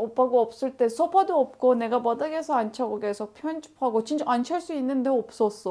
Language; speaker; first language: Korean; non-native, learner; Turkish